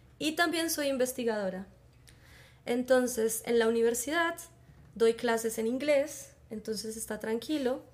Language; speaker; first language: Spanish; native; Spanish